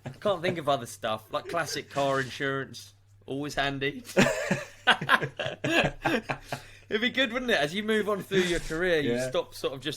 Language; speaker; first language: English; native; English